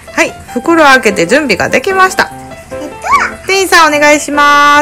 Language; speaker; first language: Japanese; native; Japanese